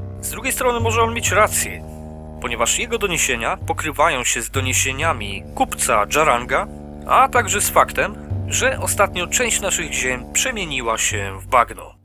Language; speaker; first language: Polish; native; Polish